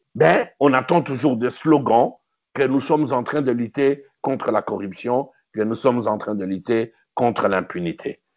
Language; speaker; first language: French; non-native, local second language; Luba-Lulua